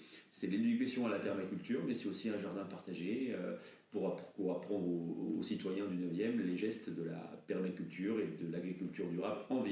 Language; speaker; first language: French; native; French